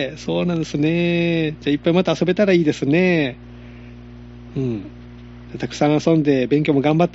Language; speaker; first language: Japanese; native; Japanese